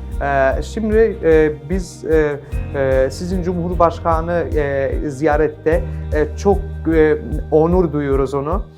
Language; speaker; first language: Turkish; non-native, learner; Albanian